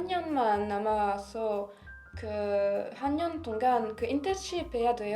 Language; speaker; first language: Korean; non-native, learner; French